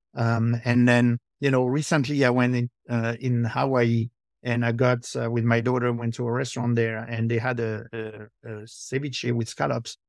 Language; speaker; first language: English; non-native, fluent; French